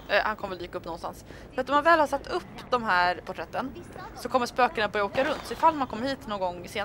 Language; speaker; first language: Swedish; native; Swedish